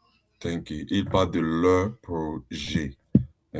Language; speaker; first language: French; non-native, fluent; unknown